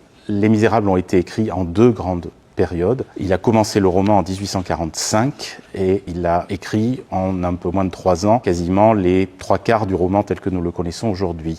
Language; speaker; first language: French; native; French